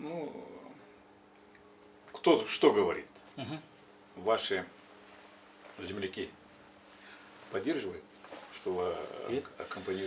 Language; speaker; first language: Russian; non-native, local second language; Yakut